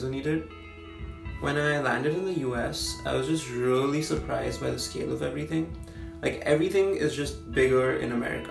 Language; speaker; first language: English; non-native, local second language; Hindi